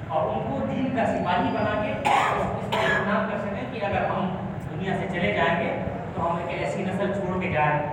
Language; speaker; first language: Urdu; native; Urdu